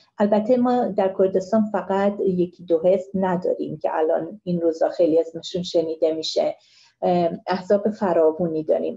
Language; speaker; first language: Persian; non-native, local second language; Central Kurdish